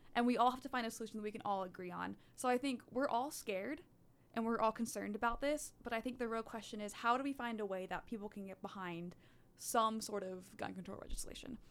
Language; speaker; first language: English; early bilingual, other home language; Dutch